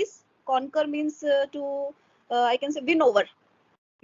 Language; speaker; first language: English; non-native, local second language; Hindi